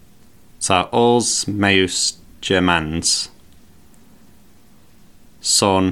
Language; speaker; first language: Catalan; non-native, learner; English